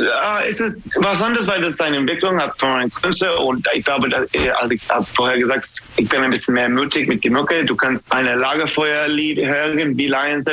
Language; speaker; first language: German; non-native, fluent; English